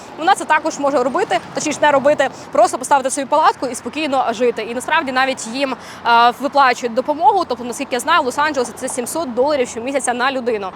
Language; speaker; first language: Ukrainian; native; Ukrainian